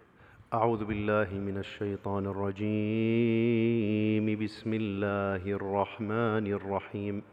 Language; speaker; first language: Arabic; native; Arabic